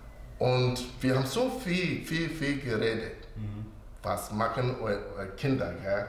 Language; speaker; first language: German; non-native, learner; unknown